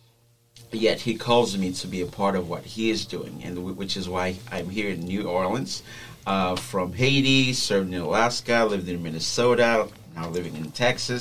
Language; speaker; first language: English; non-native, fluent; Haitian Creole